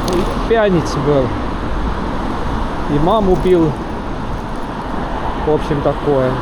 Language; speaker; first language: Russian; non-native, local second language; Estonian